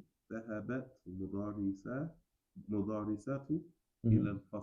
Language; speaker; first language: Arabic; non-native, learner; English